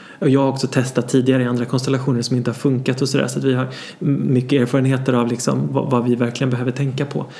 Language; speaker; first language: Swedish; native; Swedish